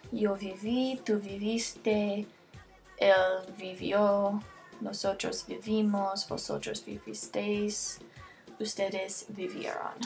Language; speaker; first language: Spanish; non-native, learner; English